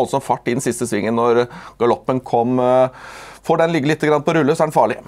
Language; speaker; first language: Norwegian; native; Norwegian